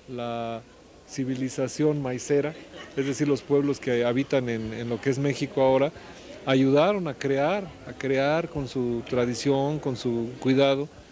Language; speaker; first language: Spanish; native; Spanish